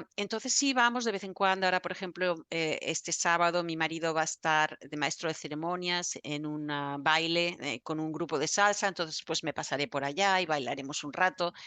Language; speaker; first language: Spanish; native; Spanish